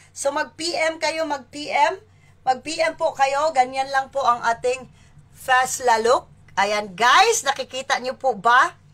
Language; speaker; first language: Filipino; native; Filipino